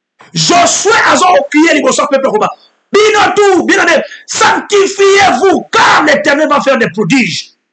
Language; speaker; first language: French; non-native, local second language; Lingala